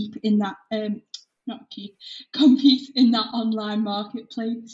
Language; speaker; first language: English; native; English